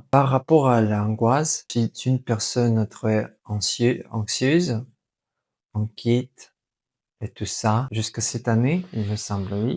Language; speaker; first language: French; non-native, fluent; Russian